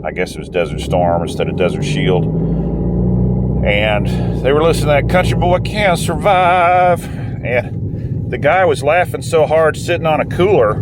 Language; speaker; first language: English; native; English